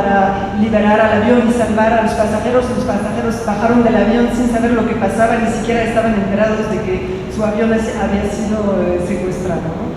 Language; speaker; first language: Spanish; non-native, fluent; French